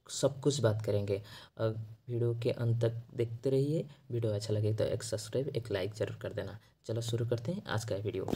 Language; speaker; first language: Hindi; non-native, local second language; Odia